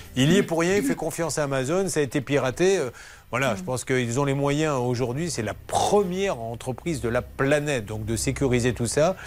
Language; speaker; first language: French; native; French